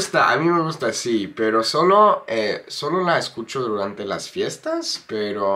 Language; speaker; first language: Spanish; non-native, fluent; English